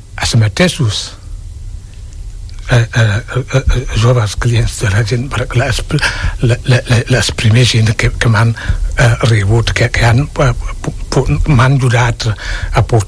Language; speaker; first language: Catalan; non-native, fluent; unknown